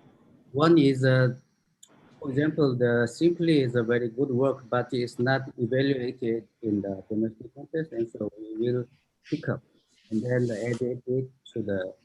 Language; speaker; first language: English; non-native, fluent; Korean